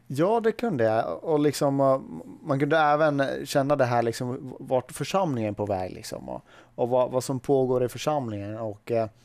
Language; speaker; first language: Swedish; early bilingual, other home language; Finnish